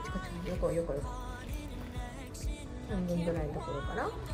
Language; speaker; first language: Japanese; native; Japanese